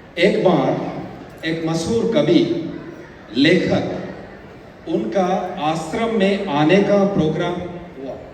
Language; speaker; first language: Hindi; non-native, local second language; Odia